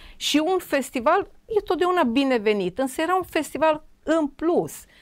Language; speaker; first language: Romanian; non-native, local second language; Serbian